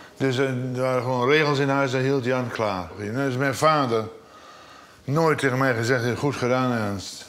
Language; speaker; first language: Dutch; native; Dutch